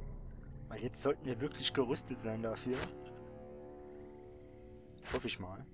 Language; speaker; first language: German; native; German